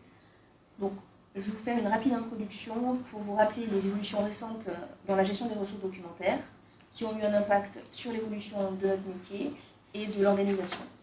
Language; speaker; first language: French; native; French